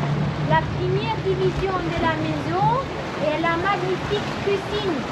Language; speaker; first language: French; non-native, learner; Portuguese